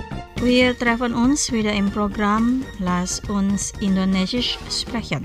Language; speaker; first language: German; non-native, fluent; Indonesian